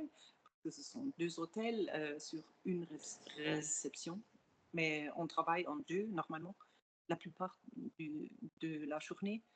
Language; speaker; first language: French; non-native, fluent; German